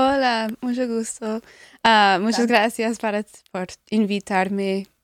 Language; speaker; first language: Spanish; non-native, learner; English